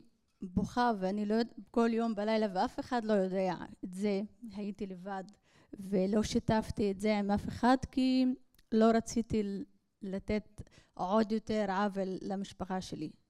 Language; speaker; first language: Hebrew; non-native, local second language; Arabic